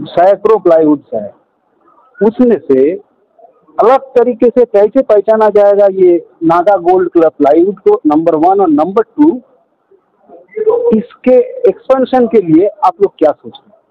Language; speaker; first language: Hindi; non-native, local second language; Bangla